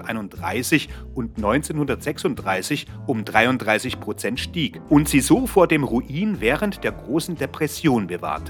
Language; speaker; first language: German; native; German